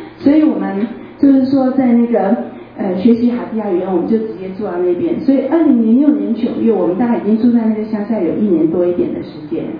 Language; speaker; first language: Chinese; native; Chinese